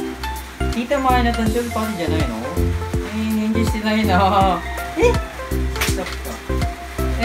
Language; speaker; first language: Japanese; non-native, learner; Filipino